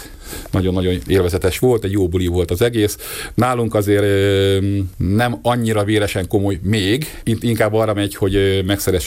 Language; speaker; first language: Hungarian; native; Hungarian